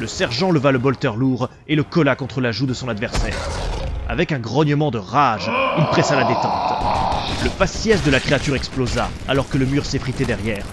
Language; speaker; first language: French; native; French